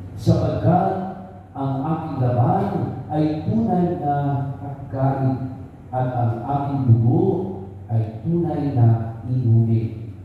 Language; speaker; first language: Filipino; non-native, local second language; Cebuano